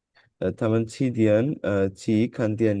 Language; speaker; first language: Chinese; non-native, learner; Bangla